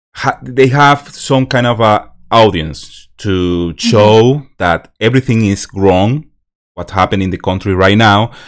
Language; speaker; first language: English; non-native, learner; Spanish